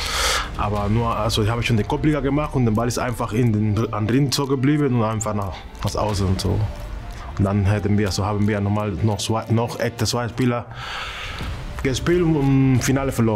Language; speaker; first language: German; non-native, learner; Spanish